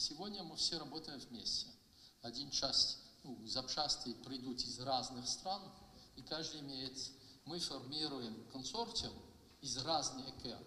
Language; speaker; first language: Russian; non-native, fluent; French